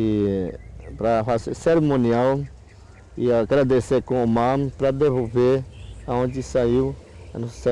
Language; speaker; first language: Portuguese; non-native, local second language; Yanomámi